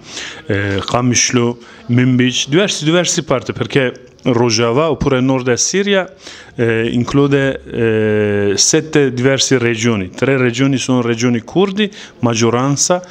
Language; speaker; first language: Italian; non-native, learner; Kurdish